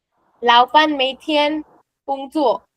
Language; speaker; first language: Chinese; non-native, fluent; Hindi